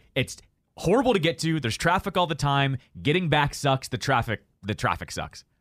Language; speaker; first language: English; native; English